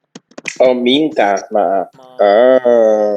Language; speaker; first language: Indonesian; non-native, learner; English